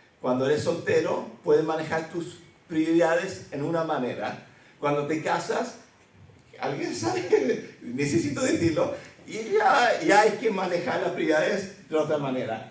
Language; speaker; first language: Spanish; early bilingual, other home language; Swedish